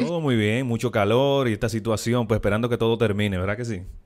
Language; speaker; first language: Spanish; native; Spanish